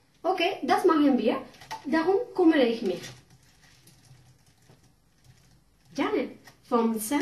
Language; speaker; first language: German; non-native, learner; Spanish